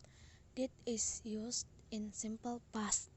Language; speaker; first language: English; non-native, learner; Indonesian